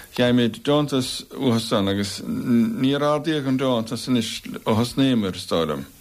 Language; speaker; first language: Irish; native; Irish